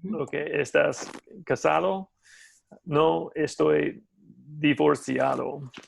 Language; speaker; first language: Spanish; non-native, learner; English